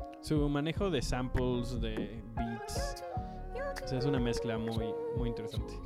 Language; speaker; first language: Spanish; native; Spanish